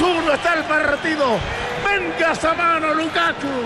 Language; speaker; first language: Spanish; native; Spanish